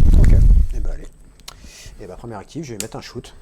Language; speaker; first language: French; native; French